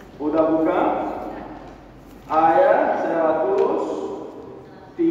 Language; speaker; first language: Indonesian; non-native, learner; Arabic